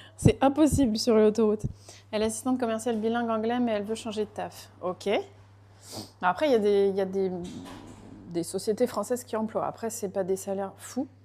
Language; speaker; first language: French; early bilingual, other home language; Portuguese